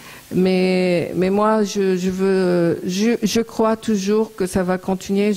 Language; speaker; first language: French; non-native, fluent; Arabic